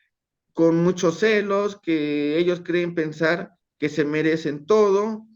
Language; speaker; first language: Spanish; native; Spanish